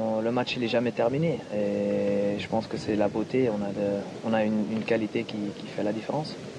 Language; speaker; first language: French; non-native, local second language; Dutch